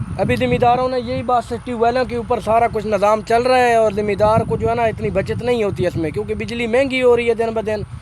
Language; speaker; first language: Urdu; non-native, local second language; Punjabi